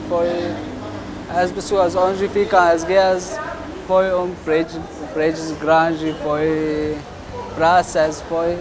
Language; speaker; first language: Portuguese; non-native, local second language; Arabic